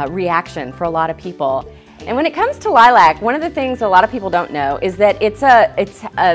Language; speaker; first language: English; native; English